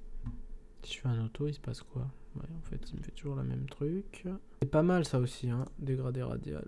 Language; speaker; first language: French; native; French